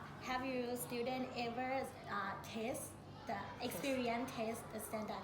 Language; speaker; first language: English; non-native, learner; Thai